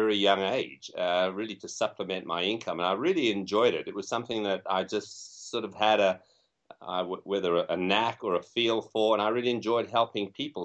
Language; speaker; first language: English; native; English